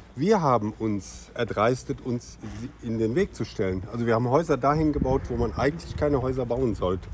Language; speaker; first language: German; native; German